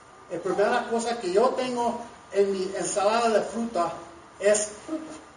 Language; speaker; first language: Spanish; non-native, learner; English